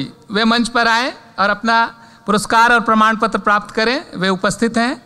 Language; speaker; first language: Hindi; native; Hindi